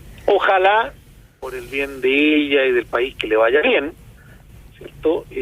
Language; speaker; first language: Spanish; native; Spanish